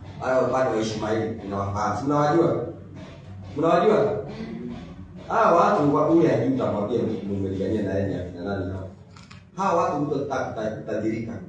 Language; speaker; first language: Swahili; non-native, local second language; Kikuyu